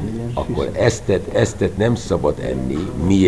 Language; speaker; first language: Hungarian; non-native, fluent; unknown